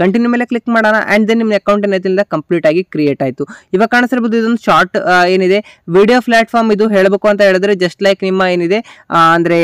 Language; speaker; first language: Kannada; native; Kannada